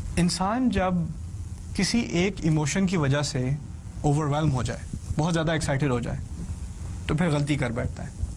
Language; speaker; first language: Urdu; early bilingual, heritage; Urdu